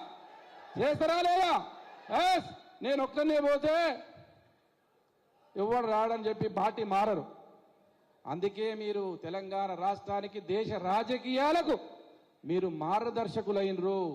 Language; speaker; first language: Telugu; native; Telugu